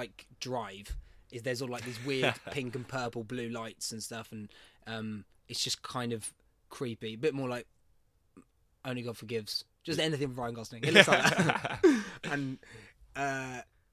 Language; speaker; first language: English; native; English